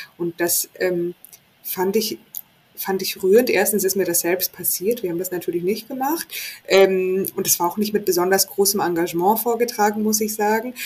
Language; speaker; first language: German; native; German